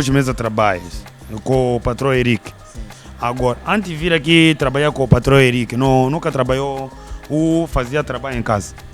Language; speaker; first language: Portuguese; non-native, learner; Kinyarwanda